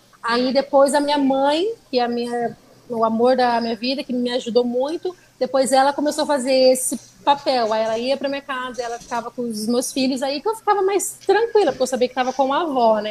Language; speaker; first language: Portuguese; native; Portuguese